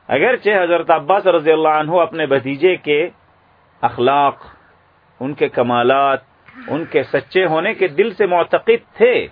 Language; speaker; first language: Urdu; native; Urdu